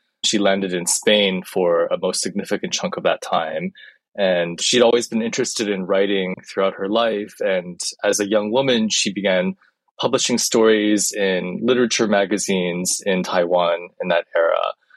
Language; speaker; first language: English; early bilingual, other home language; Chinese